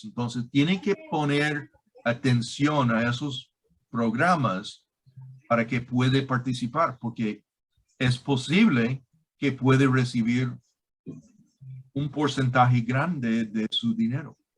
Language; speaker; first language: Spanish; non-native, fluent; English